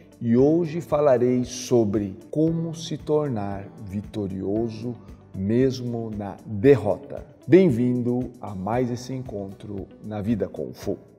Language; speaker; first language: Portuguese; native; Portuguese